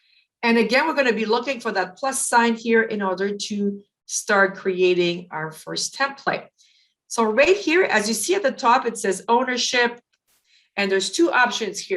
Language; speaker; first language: English; native; English